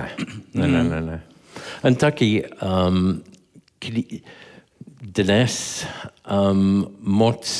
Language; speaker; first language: Czech; non-native, learner; English